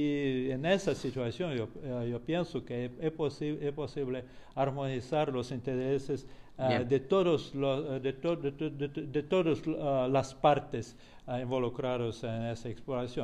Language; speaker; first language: Spanish; non-native, fluent; Russian